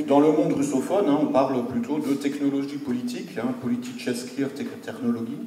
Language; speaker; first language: French; native; French